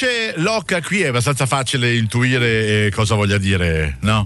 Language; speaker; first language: Italian; native; Italian